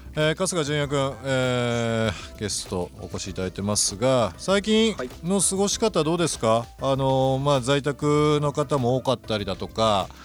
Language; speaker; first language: Japanese; native; Japanese